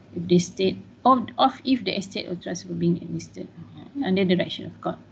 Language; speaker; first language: English; non-native, local second language; Malay